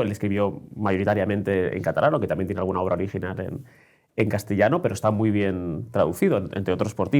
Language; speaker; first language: Spanish; native; Spanish